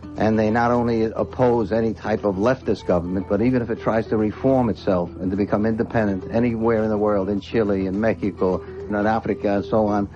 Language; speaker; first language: English; native; English